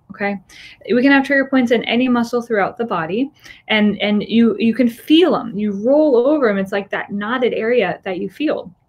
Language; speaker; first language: English; native; English